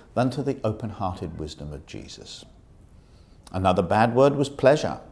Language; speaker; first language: English; native; English